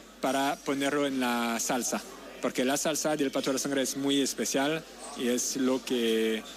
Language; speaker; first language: Spanish; non-native, learner; French